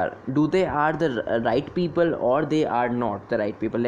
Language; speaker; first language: English; non-native, local second language; Hindi